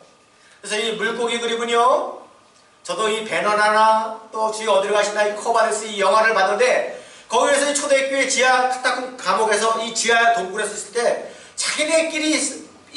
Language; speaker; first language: Korean; native; Korean